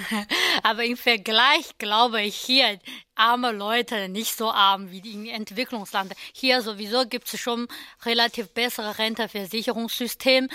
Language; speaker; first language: German; non-native, learner; Chinese